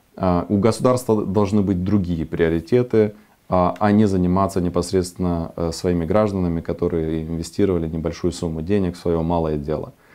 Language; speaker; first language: Russian; non-native, local second language; Romanian